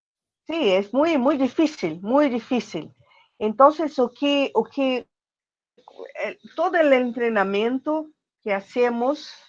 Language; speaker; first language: Spanish; non-native, learner; Portuguese